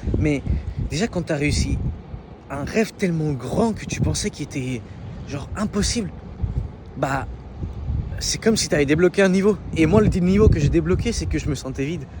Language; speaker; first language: French; early bilingual, other home language; Spanish